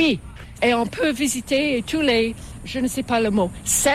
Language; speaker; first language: French; non-native, fluent; English